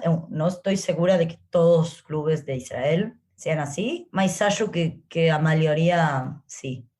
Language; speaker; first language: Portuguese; non-native, learner; Spanish